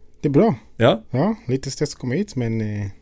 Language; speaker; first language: Swedish; non-native, fluent; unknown